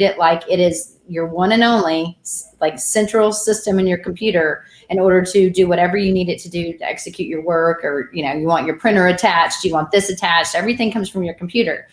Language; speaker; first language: English; native; English